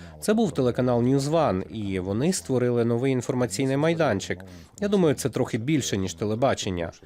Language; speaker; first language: Ukrainian; non-native, local second language; Russian